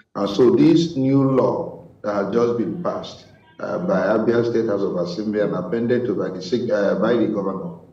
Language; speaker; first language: English; non-native, local second language; Igbo